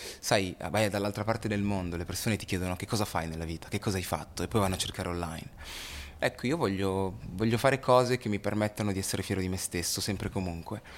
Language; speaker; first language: Italian; early bilingual, other home language; Lingala